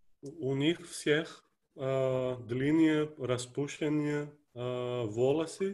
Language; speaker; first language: Russian; non-native, fluent; Greek